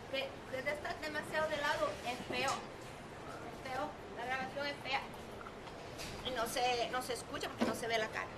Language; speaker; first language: Spanish; non-native, fluent; Italian